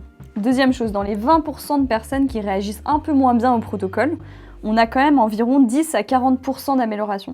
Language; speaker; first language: French; native; French